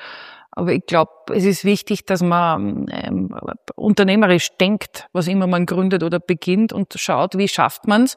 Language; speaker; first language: German; native; German